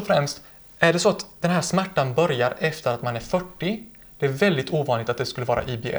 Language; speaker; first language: Swedish; native; Swedish